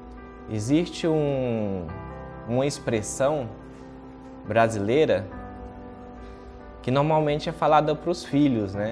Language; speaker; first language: Portuguese; native; Portuguese